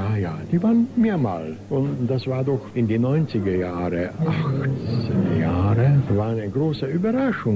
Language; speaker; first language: German; non-native, local second language; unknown